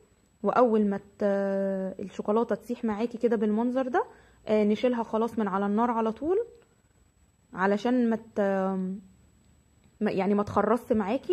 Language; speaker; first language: Arabic; native; Arabic